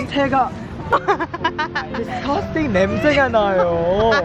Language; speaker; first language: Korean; non-native, learner; Filipino